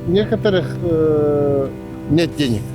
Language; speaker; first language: Russian; non-native, local second language; Yakut